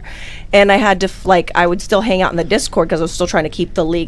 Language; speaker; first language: English; non-native, local second language; Filipino